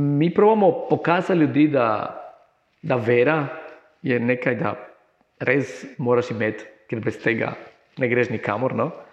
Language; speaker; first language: Slovenian; non-native, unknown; Spanish